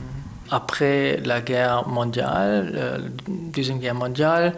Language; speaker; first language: French; non-native, fluent; German